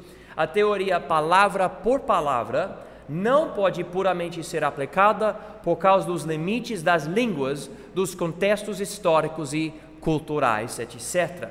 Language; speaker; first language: Portuguese; non-native, fluent; English